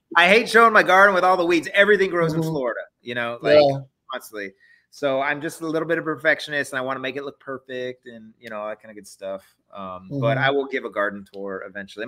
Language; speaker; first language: English; native; English